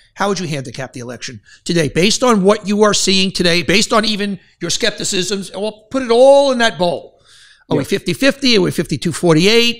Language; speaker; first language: English; native; English